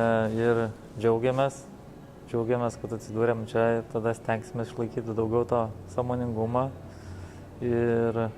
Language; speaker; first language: Lithuanian; native; Lithuanian